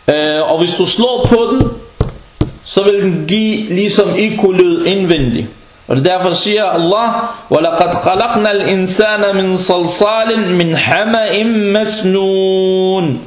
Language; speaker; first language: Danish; non-native, fluent; Arabic